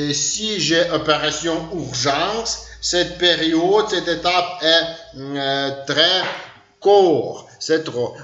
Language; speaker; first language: French; non-native, learner; Ukrainian